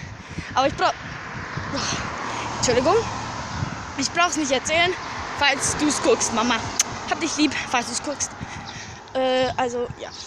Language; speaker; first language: German; early bilingual, other home language; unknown